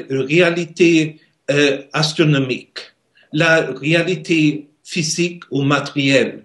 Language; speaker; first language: French; non-native, learner; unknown